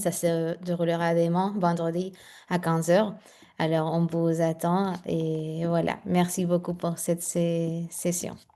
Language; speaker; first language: French; non-native, fluent; Spanish